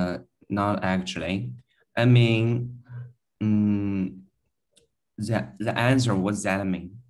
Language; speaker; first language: English; non-native, learner; Chinese